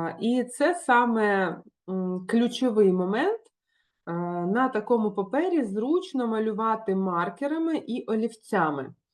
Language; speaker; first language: Ukrainian; non-native, local second language; Russian